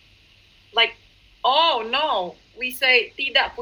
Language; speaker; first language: English; non-native, fluent; Indonesian